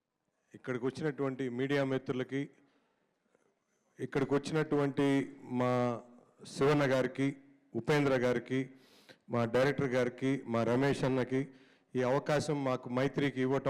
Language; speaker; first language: Telugu; native; Telugu